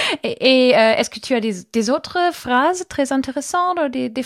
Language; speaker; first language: French; non-native, learner; German